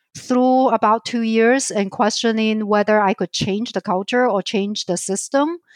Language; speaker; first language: English; non-native, fluent; Chinese